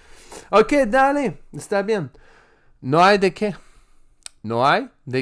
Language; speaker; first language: Spanish; non-native, learner; French